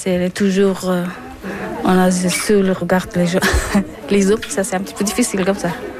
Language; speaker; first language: French; non-native, learner; Persian